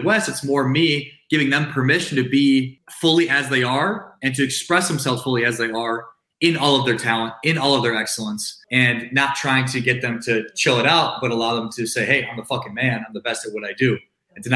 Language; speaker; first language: English; native; English